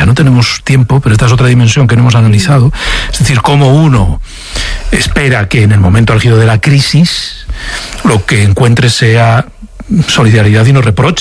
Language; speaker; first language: Spanish; native; Spanish